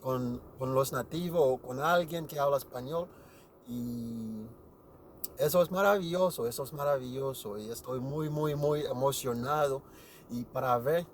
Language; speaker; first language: Spanish; non-native, learner; Haitian Creole